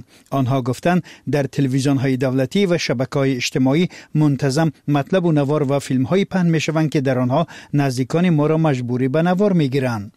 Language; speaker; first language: Persian; native; Persian